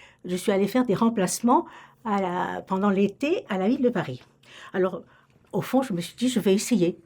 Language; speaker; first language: French; native; French